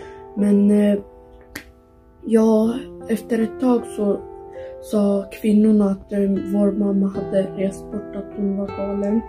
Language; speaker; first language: Swedish; early bilingual, other home language; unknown